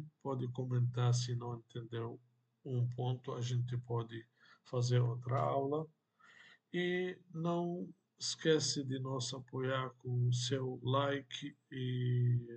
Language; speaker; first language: Portuguese; non-native, fluent; Arabic